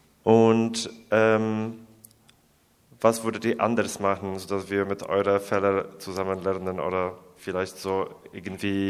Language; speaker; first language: German; non-native, learner; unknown